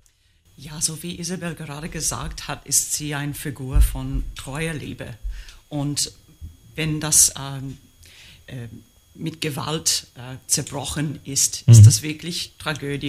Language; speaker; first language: German; non-native, fluent; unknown